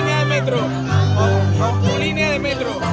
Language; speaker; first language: Spanish; non-native, learner; Filipino